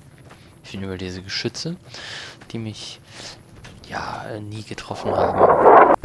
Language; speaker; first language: German; native; German